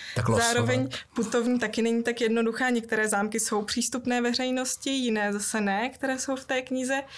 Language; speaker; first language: Czech; native; Czech